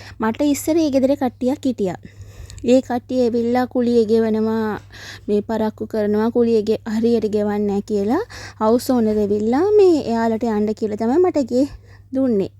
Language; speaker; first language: Sinhala; non-native, local second language; Tamil